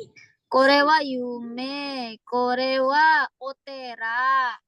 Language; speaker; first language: Japanese; non-native, fluent; Indonesian